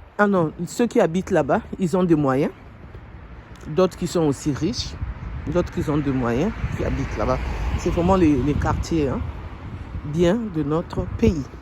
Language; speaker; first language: French; non-native, local second language; Lingala